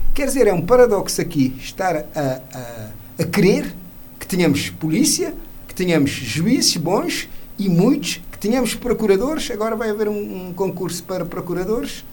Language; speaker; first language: Portuguese; non-native, local second language; Kabuverdianu